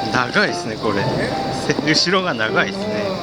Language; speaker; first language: Japanese; native; Japanese